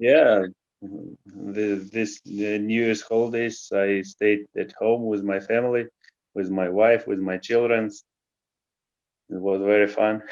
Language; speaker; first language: English; non-native, learner; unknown